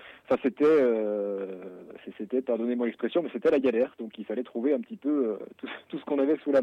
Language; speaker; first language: French; native; French